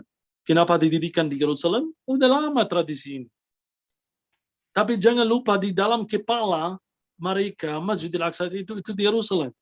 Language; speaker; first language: Indonesian; non-native, fluent; Arabic